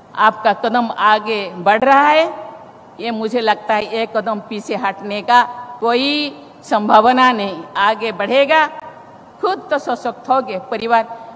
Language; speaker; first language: Hindi; non-native, local second language; Santali